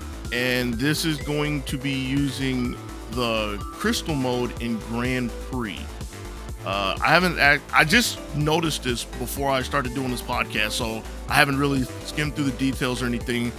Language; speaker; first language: English; native; English